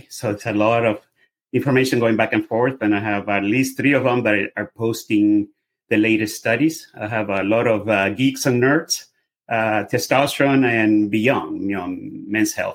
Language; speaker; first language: English; non-native, fluent; Spanish